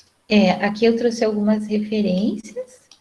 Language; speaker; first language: Portuguese; native; Portuguese